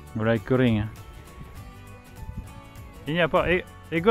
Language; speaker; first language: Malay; non-native, learner; French